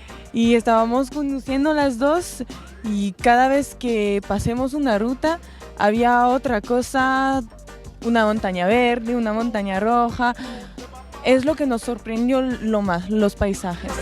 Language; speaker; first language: Spanish; non-native, fluent; French